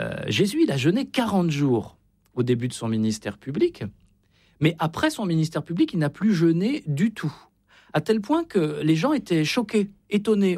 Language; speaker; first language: French; native; French